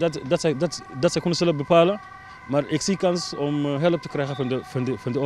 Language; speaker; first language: Dutch; non-native, learner; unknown